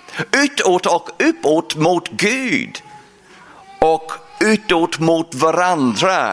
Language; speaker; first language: Swedish; non-native, fluent; English